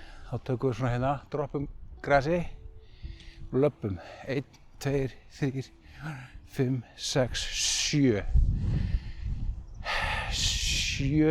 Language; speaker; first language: Icelandic; native; Icelandic